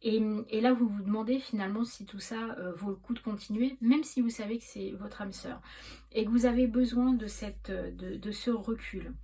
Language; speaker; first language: French; native; French